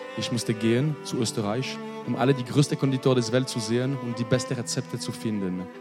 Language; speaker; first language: German; non-native, learner; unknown